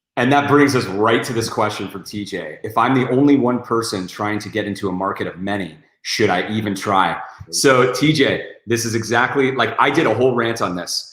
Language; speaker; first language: English; native; English